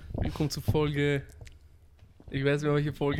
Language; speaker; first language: German; native; German